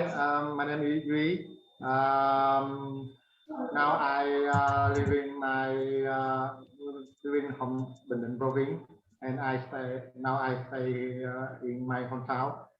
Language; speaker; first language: English; non-native, learner; Vietnamese